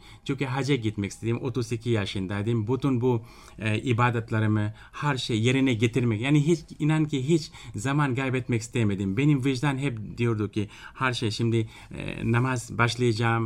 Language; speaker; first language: Turkish; non-native, fluent; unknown